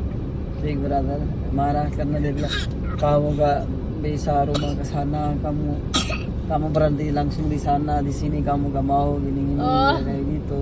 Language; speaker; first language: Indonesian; non-native, learner; Urdu